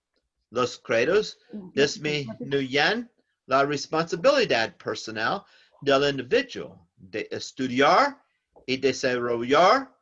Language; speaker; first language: Spanish; non-native, learner; English